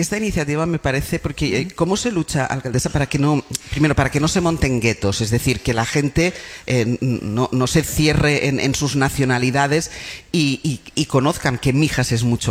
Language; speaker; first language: Spanish; native; Spanish